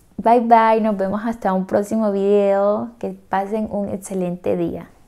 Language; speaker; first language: Spanish; native; Spanish